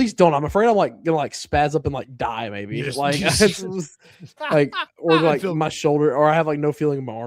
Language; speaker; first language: English; native; English